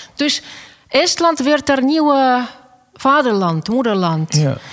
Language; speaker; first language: Dutch; non-native, fluent; Estonian